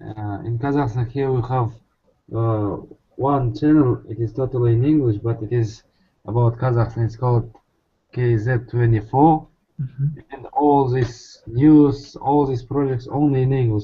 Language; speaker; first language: English; non-native, learner; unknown